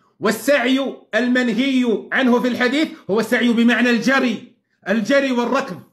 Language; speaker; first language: Arabic; native; Arabic